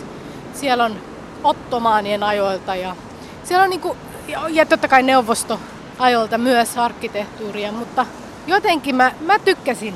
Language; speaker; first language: Finnish; early bilingual, other home language; Somali